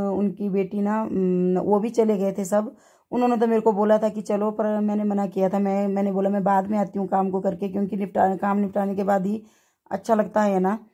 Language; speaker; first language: Hindi; native; Hindi